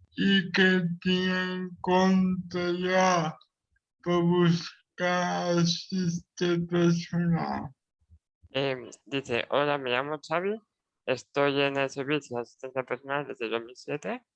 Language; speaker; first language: Spanish; non-native, local second language; Catalan